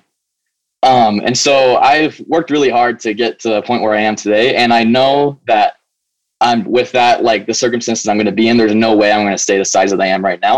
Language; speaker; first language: English; native; English